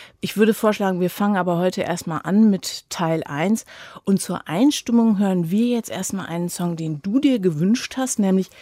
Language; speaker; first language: German; native; German